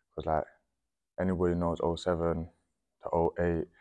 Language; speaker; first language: English; native; English